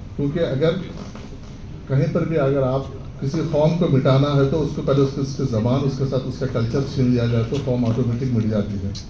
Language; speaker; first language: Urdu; native; Urdu